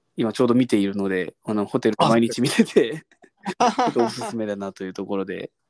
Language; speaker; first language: Japanese; native; Japanese